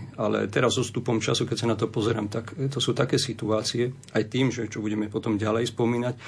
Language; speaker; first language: Slovak; native; Slovak